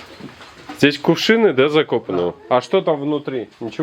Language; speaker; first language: Russian; native; Russian